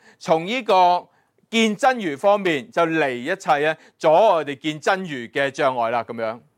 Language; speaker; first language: Cantonese; native; Cantonese